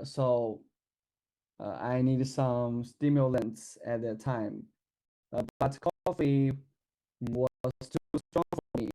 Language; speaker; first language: English; non-native, learner; Chinese